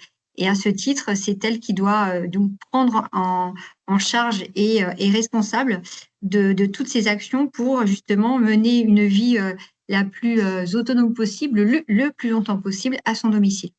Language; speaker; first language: French; native; French